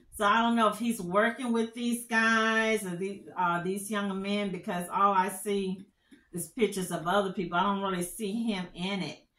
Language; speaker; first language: English; native; English